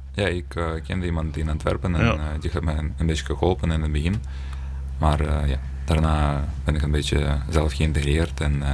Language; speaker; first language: Dutch; non-native, learner; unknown